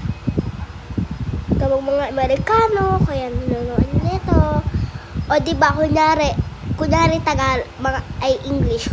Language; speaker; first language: Filipino; native; Filipino